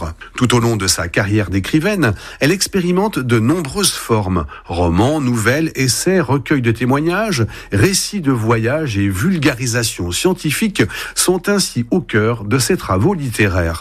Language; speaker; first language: French; native; French